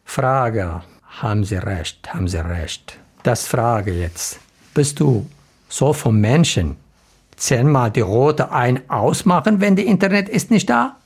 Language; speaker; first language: German; non-native, learner; Arabic